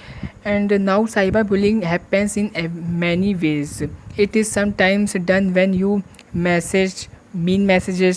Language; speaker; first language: English; non-native, local second language; Hindi